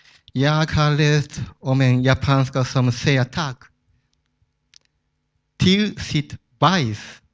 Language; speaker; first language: Swedish; non-native, fluent; Japanese